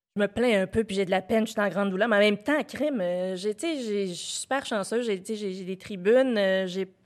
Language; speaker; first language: French; native; French